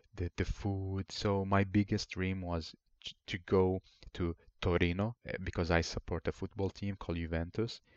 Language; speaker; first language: English; non-native, fluent; Arabic